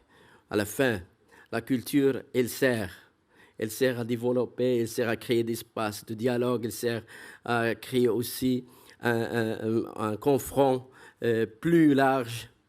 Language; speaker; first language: French; non-native, fluent; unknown